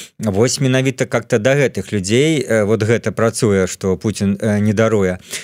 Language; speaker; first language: Belarusian; non-native, local second language; Russian